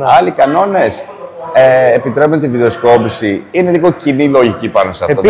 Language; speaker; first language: Greek; early bilingual, heritage; Greek